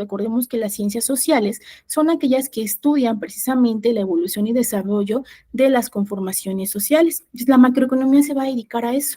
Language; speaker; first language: Spanish; native; Spanish